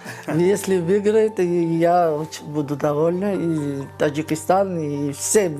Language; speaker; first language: Russian; non-native, learner; Georgian